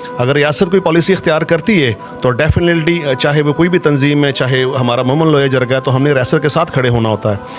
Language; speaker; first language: Urdu; non-native, local second language; Pashto